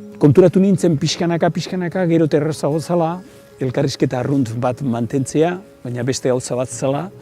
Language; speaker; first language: Basque; non-native, local second language; Spanish